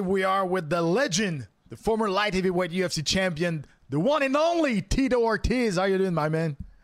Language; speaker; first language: English; non-native, fluent; French